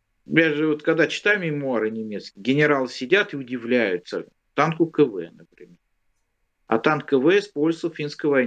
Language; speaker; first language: Russian; native; Russian